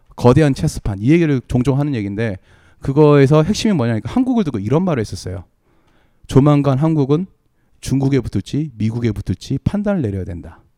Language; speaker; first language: Korean; native; Korean